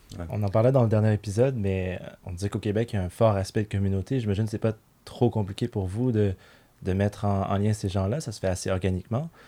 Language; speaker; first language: French; native; French